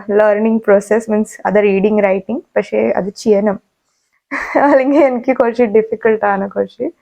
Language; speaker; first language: Malayalam; non-native, learner; Kannada